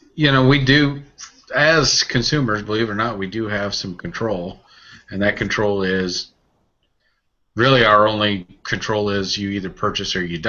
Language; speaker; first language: English; native; English